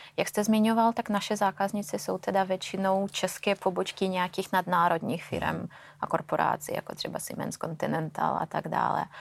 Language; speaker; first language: Czech; native; Czech